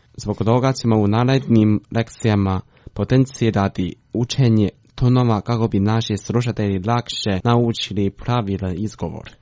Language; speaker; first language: Croatian; non-native, fluent; Chinese